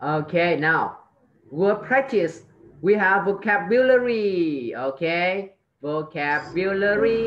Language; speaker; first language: English; non-native, fluent; Vietnamese